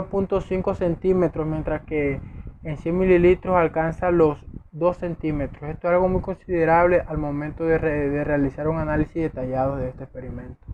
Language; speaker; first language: Spanish; native; Spanish